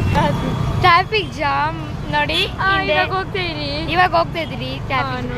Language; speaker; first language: Kannada; native; Kannada